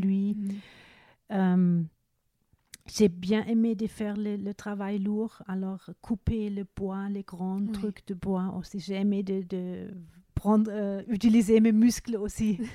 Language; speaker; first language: French; non-native, fluent; German